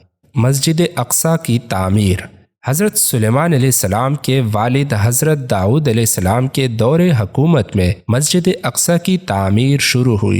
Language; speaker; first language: Urdu; native; Urdu